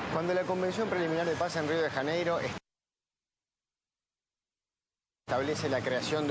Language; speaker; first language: Spanish; native; Spanish